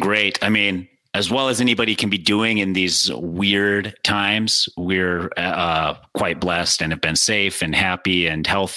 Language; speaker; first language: English; native; English